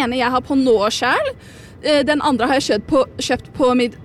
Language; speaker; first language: Norwegian; native; Norwegian